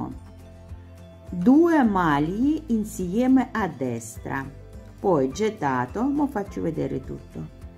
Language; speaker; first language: Italian; non-native, learner; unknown